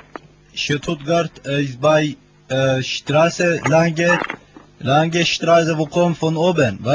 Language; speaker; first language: German; non-native, learner; Turkish